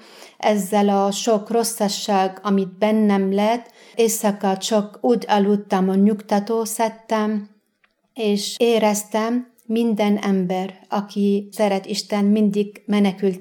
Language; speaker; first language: Hungarian; non-native, fluent; Arabic